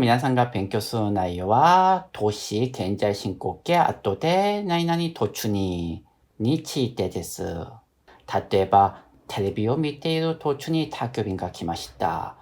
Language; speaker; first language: Japanese; non-native, fluent; Korean